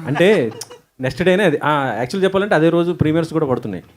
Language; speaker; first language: Telugu; native; Telugu